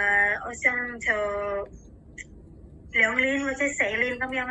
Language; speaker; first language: Cantonese; non-native, learner; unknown